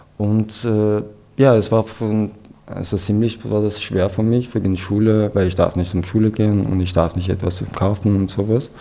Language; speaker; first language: German; non-native, learner; Persian